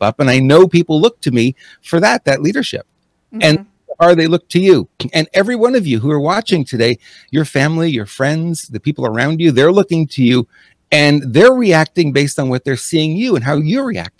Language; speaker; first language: English; native; English